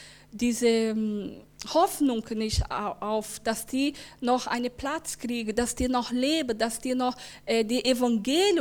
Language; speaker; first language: German; non-native, learner; Portuguese